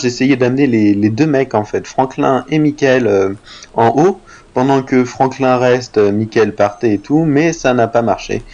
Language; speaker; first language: French; native; French